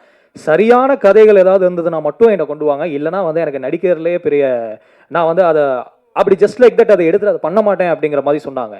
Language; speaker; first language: Tamil; native; Tamil